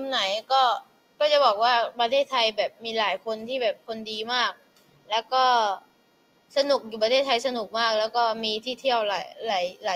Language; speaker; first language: Thai; early bilingual, other home language; Portuguese